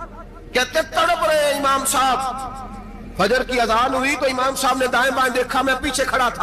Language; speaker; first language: Hindi; non-native, local second language; Punjabi